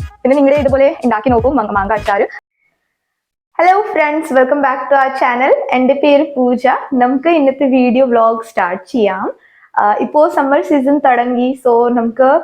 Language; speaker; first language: Malayalam; non-native, learner; Hindi